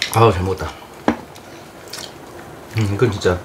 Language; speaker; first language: Korean; native; Korean